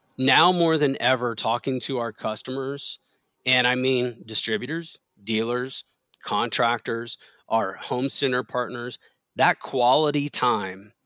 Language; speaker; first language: English; native; English